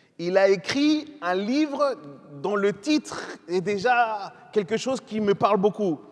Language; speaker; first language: French; non-native, fluent; Spanish